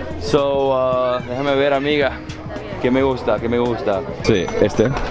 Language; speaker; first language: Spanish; non-native, learner; English